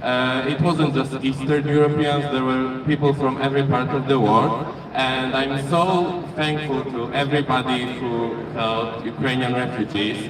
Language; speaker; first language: English; non-native, fluent; Polish